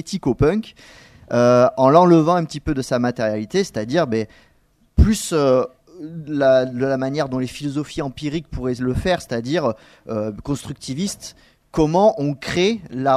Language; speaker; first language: French; native; French